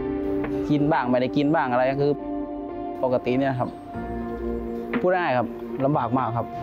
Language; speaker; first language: Thai; native; Thai